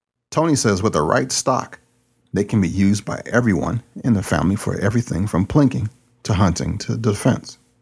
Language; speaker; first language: English; native; English